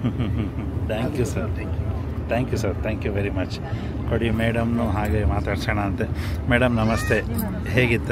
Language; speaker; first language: Kannada; native; Kannada